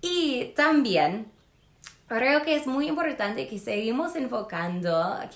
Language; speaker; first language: Spanish; non-native, fluent; English